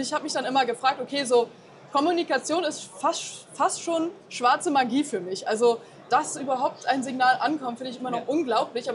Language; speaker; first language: German; native; German